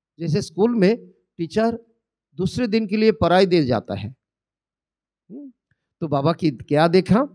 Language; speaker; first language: Hindi; non-native, local second language; Bangla